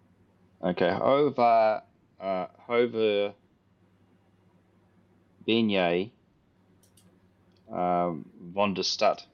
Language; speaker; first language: Dutch; non-native, learner; English